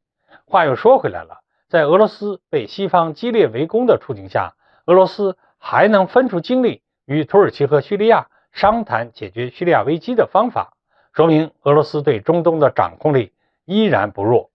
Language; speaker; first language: Chinese; native; Chinese